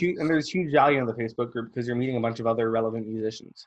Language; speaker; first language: English; native; English